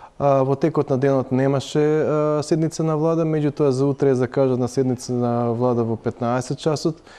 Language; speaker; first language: Macedonian; native; Macedonian